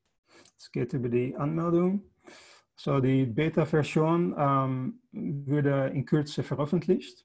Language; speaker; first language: German; non-native, fluent; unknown